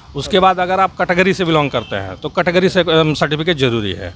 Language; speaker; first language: Hindi; native; Hindi